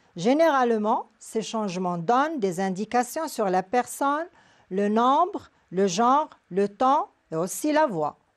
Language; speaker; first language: French; non-native, local second language; Arabic